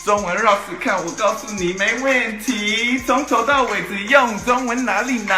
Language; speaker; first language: Chinese; early bilingual, heritage; Chinese